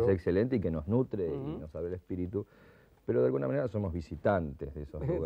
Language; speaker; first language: Spanish; native; Spanish